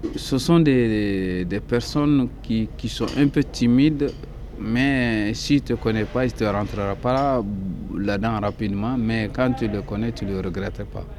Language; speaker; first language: French; non-native, local second language; Soninke